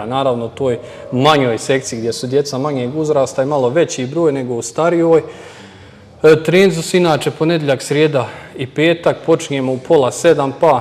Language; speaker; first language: Serbian; native; Serbian